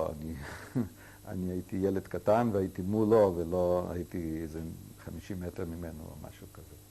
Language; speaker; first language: Hebrew; non-native, fluent; Yiddish